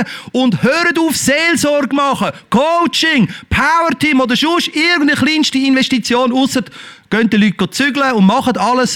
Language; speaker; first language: German; native; German